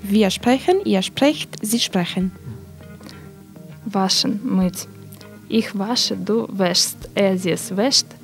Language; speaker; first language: German; non-native, learner; Russian